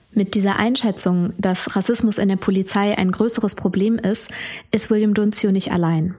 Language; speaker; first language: German; native; German